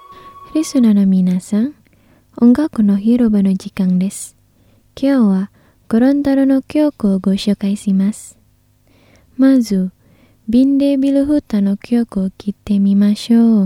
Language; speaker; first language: Japanese; non-native, fluent; Indonesian